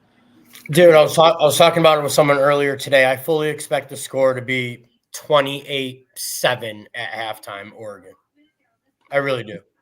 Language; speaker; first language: English; native; English